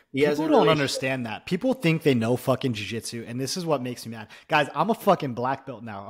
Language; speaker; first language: English; native; English